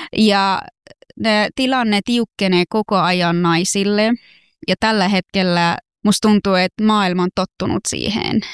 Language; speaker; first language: Finnish; non-native, fluent; Persian